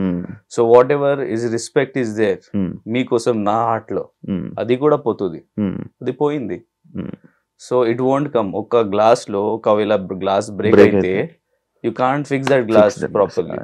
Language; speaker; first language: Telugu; non-native, local second language; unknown